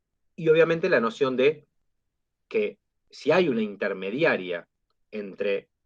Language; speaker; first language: Spanish; native; Spanish